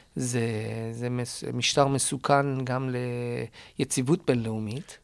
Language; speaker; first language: Hebrew; non-native, fluent; Persian